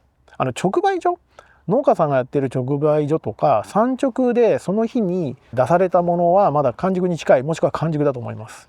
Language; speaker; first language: Japanese; native; Japanese